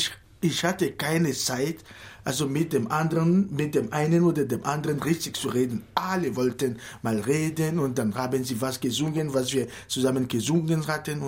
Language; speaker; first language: German; non-native, fluent; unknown